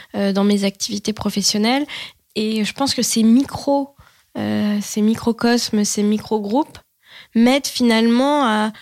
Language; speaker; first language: French; native; French